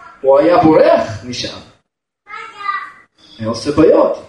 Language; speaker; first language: Hebrew; non-native, fluent; Russian